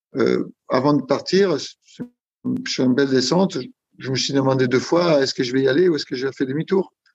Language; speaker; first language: French; non-native, fluent; Italian